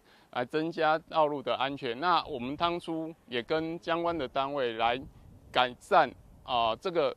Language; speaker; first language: Chinese; native; Chinese